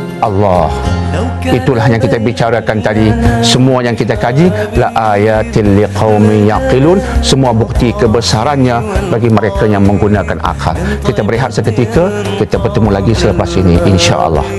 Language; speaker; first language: Malay; native; Malay